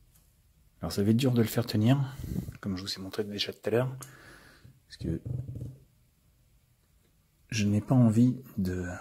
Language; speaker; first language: French; native; French